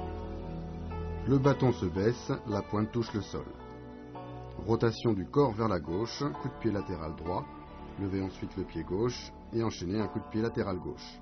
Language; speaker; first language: French; non-native, fluent; Chinese